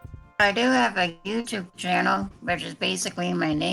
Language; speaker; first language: English; native; English